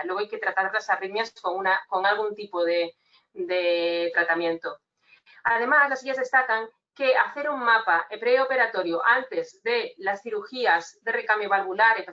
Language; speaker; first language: Spanish; native; Spanish